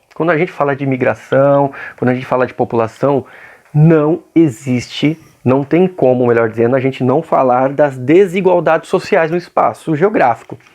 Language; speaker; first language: Portuguese; native; Portuguese